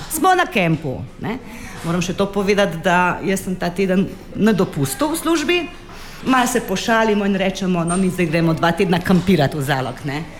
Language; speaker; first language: Slovenian; native; Slovenian